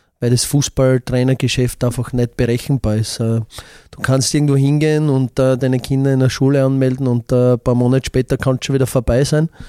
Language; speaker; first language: German; native; German